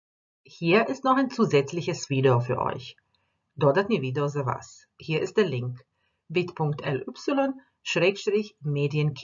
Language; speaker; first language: German; non-native, fluent; Croatian